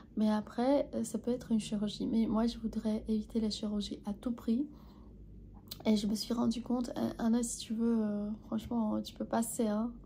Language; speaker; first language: French; non-native, fluent; Armenian